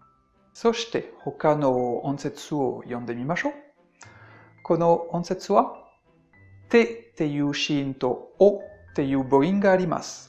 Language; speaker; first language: Japanese; non-native, fluent; French